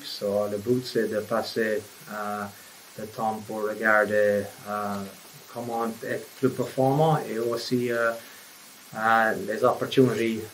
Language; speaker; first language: French; non-native, fluent; English